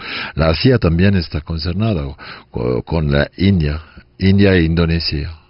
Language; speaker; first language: Spanish; non-native, fluent; French